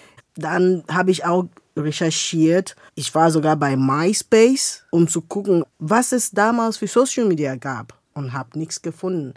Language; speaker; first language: German; non-native, fluent; Igbo